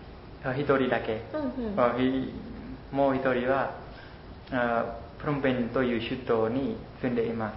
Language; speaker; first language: Japanese; non-native, learner; Khmer